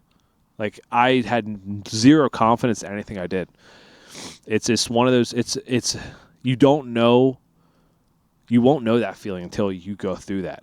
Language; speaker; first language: English; native; English